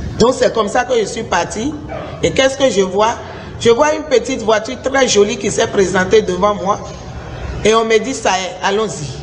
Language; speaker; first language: French; non-native, local second language; Susu